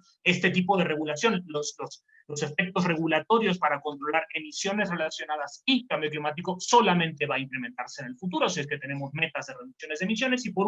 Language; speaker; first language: Spanish; native; Spanish